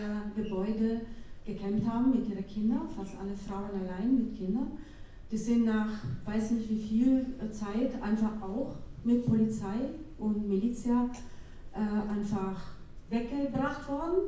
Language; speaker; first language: German; non-native, fluent; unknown